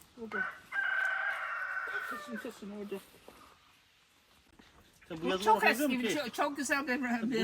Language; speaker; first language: Turkish; non-native, learner; English